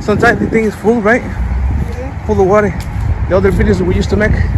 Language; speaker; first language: English; non-native, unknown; Spanish